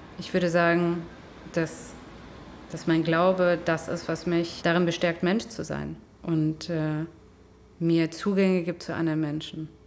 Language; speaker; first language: German; native; German